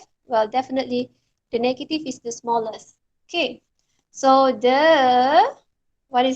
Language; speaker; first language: English; non-native, local second language; Malay